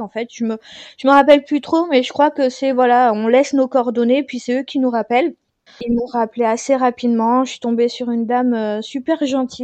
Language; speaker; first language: French; native; French